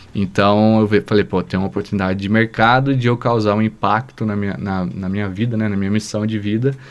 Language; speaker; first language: Portuguese; native; Portuguese